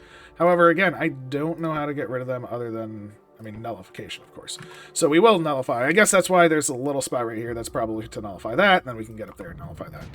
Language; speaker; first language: English; native; English